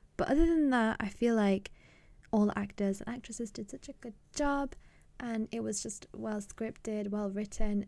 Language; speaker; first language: English; early bilingual, other home language; Punjabi